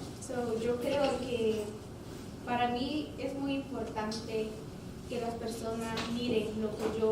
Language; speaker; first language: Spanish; early bilingual, heritage; Spanish